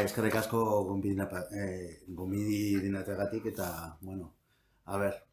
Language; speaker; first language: Basque; non-native, local second language; Spanish